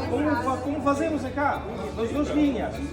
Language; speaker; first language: Portuguese; non-native, learner; Arabic